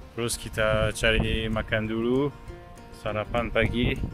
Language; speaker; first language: Indonesian; non-native, learner; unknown